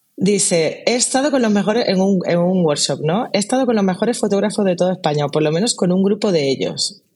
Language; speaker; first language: Spanish; native; Spanish